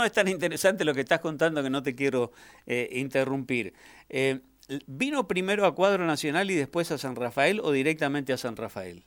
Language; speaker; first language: Spanish; native; Spanish